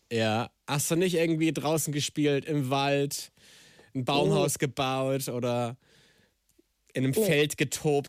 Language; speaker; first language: German; native; German